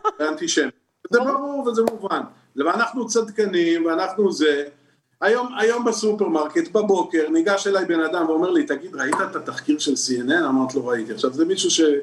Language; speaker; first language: Hebrew; native; Hebrew